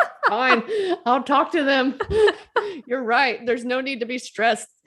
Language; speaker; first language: English; native; English